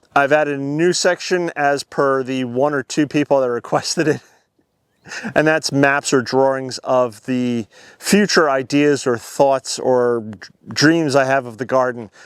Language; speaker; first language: English; native; English